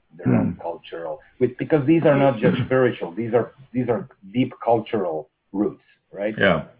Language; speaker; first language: English; non-native, fluent; Russian